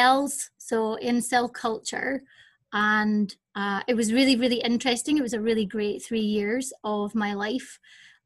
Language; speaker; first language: English; native; English